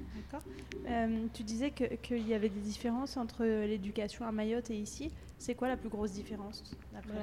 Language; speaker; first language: French; native; French